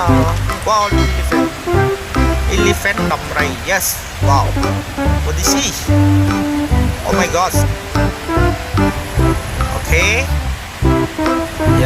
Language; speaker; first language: English; non-native, learner; Indonesian